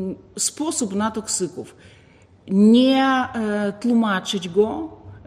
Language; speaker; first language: Polish; non-native, fluent; Ukrainian